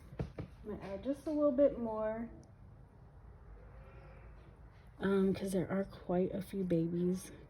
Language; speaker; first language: English; native; English